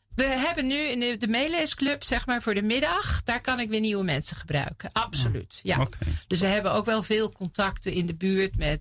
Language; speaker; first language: Dutch; native; Dutch